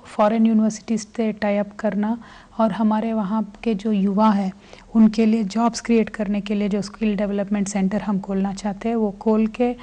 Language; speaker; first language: Hindi; non-native, local second language; Telugu